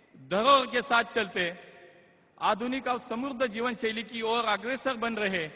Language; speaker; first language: Hindi; non-native, local second language; Marathi